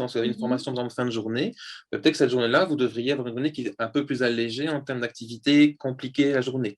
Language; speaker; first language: French; native; French